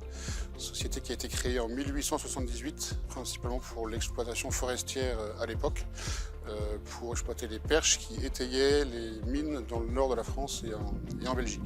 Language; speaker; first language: French; native; French